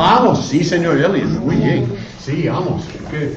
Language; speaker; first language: Spanish; non-native, fluent; English